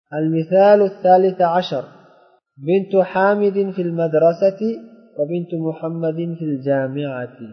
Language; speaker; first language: Arabic; non-native, fluent; Uzbek